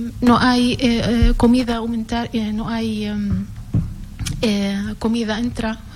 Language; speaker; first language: Spanish; non-native, learner; Arabic